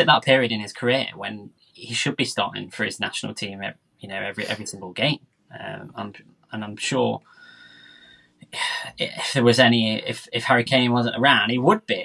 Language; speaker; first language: English; native; English